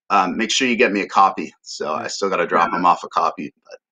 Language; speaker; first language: English; native; English